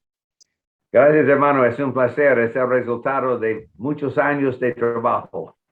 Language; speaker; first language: Spanish; non-native, fluent; English